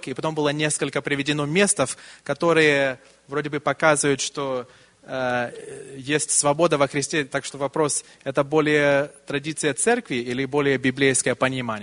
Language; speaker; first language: Russian; early bilingual, heritage; Russian